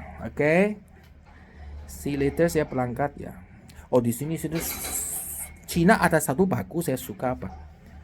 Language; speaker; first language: Indonesian; non-native, learner; Chinese